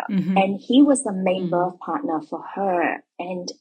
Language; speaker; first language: English; native; English